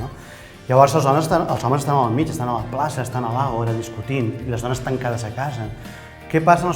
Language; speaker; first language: Catalan; native; Catalan